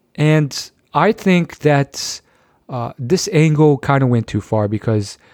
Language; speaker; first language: English; native; English